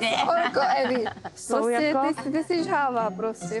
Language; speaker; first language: Czech; native; Czech